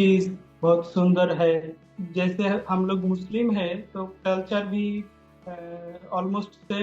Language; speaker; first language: Hindi; non-native, learner; Bangla